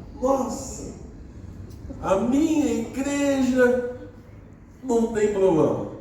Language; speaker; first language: Portuguese; native; Portuguese